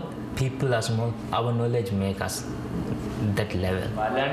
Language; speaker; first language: English; non-native, local second language; Divehi